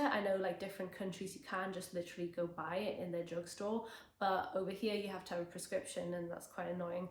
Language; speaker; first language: English; native; English